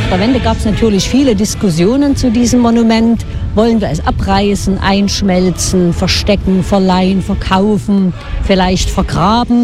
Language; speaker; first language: German; native; German